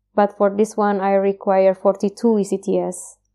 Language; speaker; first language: English; non-native, fluent; Indonesian